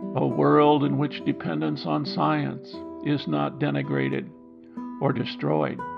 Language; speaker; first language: English; native; English